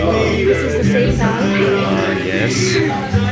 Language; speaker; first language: English; non-native, fluent; Nepali